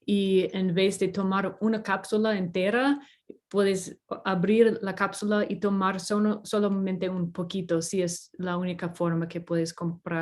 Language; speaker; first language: Spanish; non-native, fluent; English